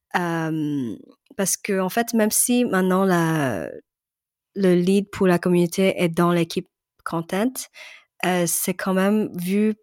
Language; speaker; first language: French; early bilingual, other home language; Cantonese